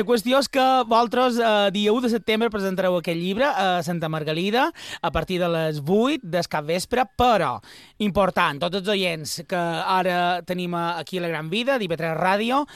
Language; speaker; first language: Catalan; native; Catalan